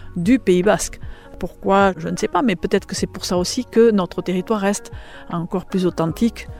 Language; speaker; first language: French; native; French